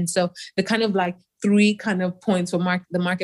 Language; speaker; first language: English; non-native, local second language; Yoruba